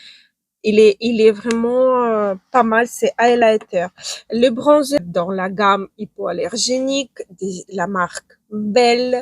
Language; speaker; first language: French; non-native, fluent; Ukrainian